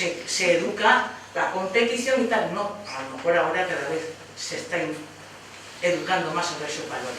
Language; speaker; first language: Spanish; native; Spanish